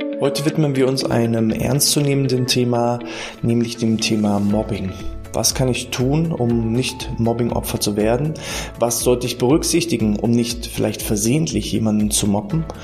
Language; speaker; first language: German; native; German